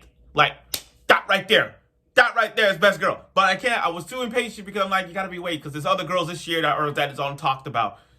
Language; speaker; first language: English; native; English